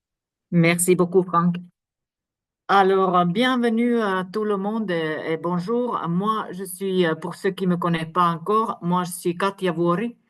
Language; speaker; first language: French; non-native, fluent; Finnish